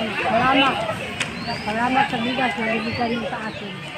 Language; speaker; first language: Filipino; non-native, local second language; Cebuano